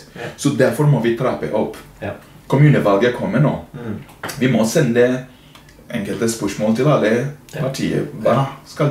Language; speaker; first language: Norwegian; non-native, fluent; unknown